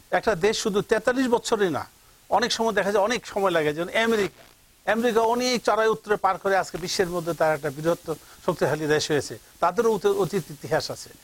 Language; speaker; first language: Bangla; native; Bangla